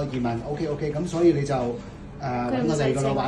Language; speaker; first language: Cantonese; native; Cantonese